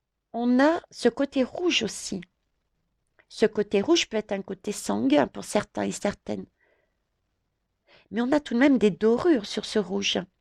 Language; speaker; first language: French; native; French